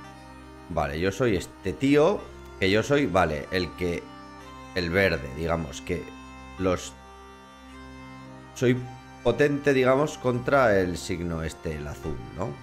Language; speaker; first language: Spanish; native; Spanish